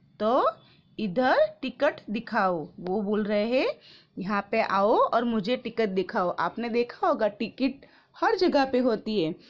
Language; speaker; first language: Hindi; non-native, local second language; Gujarati